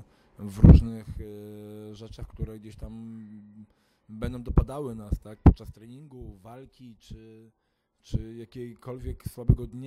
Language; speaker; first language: Polish; native; Polish